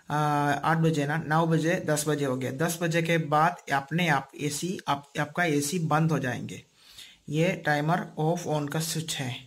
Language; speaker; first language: Hindi; non-native, local second language; Malayalam